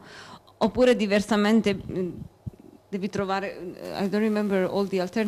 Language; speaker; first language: Italian; native; Italian